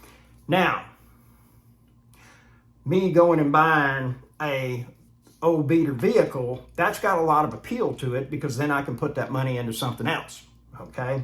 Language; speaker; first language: English; native; English